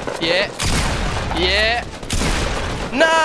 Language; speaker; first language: English; non-native, learner; French